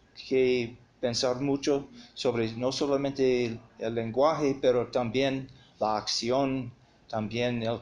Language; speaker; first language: Spanish; non-native, fluent; English